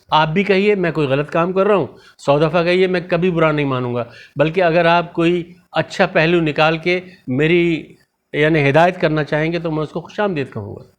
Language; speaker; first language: Urdu; native; Urdu